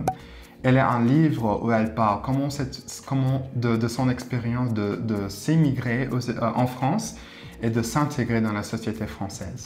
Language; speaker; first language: French; non-native, fluent; English